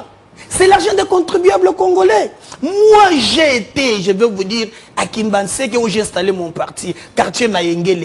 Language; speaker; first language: French; non-native, local second language; Lingala